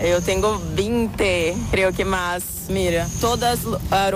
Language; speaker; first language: Spanish; non-native, fluent; Portuguese